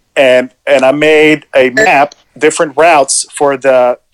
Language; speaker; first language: English; early bilingual, other home language; Spanish